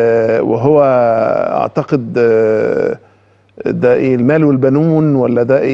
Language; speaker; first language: Arabic; native; Arabic